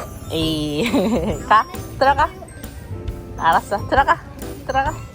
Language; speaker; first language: Korean; native; Korean